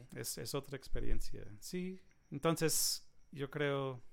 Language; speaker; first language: Spanish; non-native, learner; English